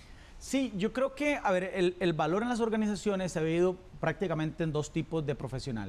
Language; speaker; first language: Spanish; native; Spanish